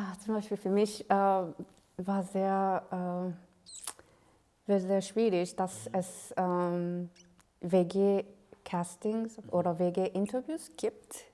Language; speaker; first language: German; non-native, fluent; Korean